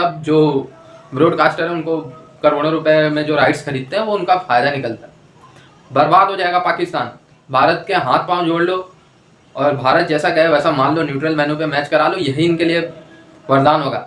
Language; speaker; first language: Hindi; native; Hindi